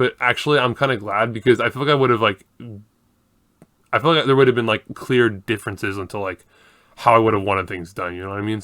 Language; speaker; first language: English; native; English